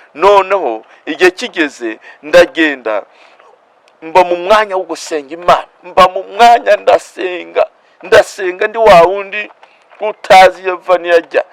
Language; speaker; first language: Kinyarwanda; non-native, local second language; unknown